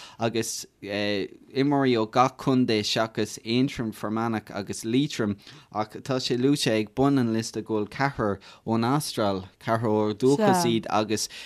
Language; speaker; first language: Irish; native; Irish